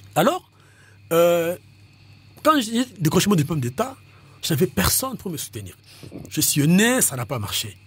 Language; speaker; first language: French; non-native, local second language; Lingala